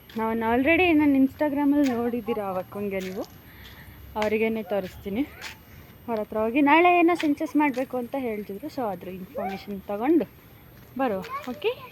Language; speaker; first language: Kannada; non-native, local second language; Lambadi